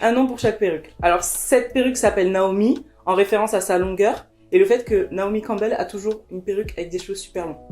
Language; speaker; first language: French; early bilingual, other home language; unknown